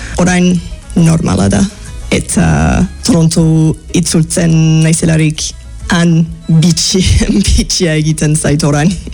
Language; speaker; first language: Basque; non-native, learner; English